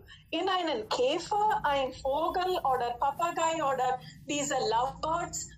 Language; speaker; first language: German; non-native, fluent; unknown